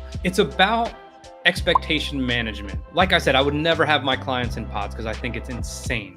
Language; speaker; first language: English; native; English